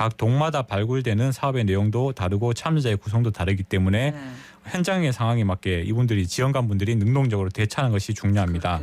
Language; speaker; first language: Korean; native; Korean